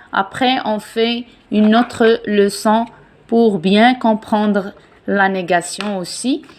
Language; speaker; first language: French; non-native, local second language; Arabic